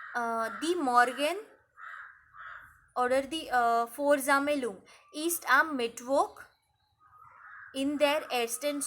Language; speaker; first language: German; non-native, fluent; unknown